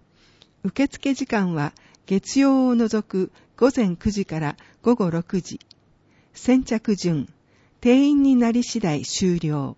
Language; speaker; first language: Japanese; native; Japanese